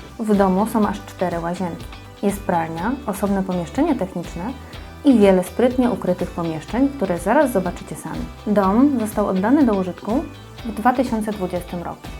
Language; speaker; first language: Polish; native; Polish